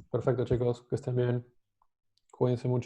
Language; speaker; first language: Spanish; native; Spanish